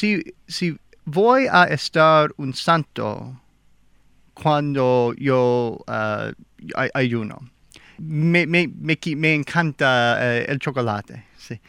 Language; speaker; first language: Spanish; non-native, learner; English